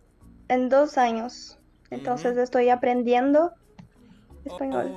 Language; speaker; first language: Spanish; non-native, learner; Portuguese